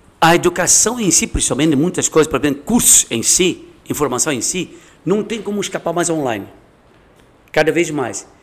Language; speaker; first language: Portuguese; non-native, fluent; Chinese